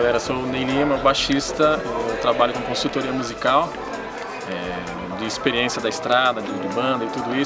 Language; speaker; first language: Portuguese; native; Portuguese